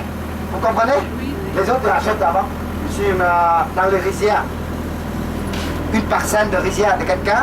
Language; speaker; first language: French; non-native, fluent; Vietnamese